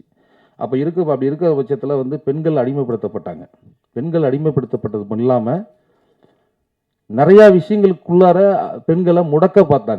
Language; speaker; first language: Tamil; native; Tamil